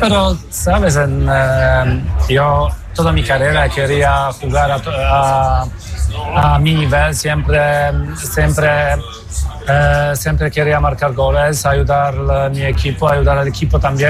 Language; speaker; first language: Spanish; non-native, fluent; Polish